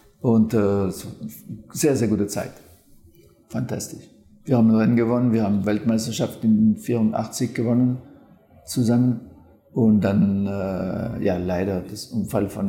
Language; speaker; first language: German; non-native, fluent; French